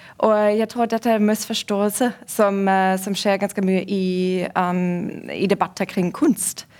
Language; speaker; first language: Norwegian; non-native, fluent; German